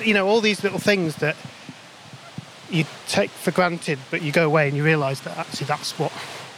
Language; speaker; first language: English; native; English